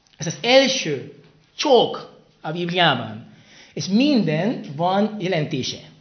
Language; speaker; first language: Hungarian; non-native, learner; Spanish